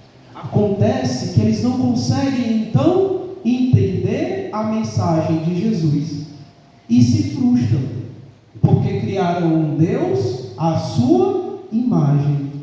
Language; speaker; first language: Portuguese; native; Portuguese